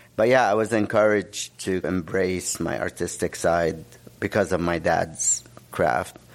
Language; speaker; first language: English; non-native, fluent; Arabic